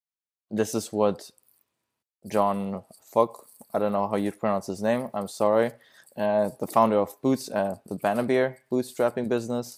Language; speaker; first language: English; non-native, fluent; German